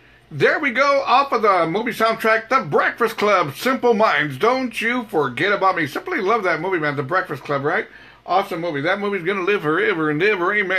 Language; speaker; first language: English; native; English